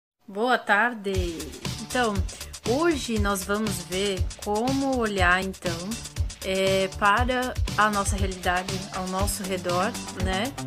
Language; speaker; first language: Portuguese; native; Portuguese